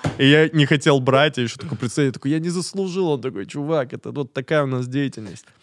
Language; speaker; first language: Russian; native; Russian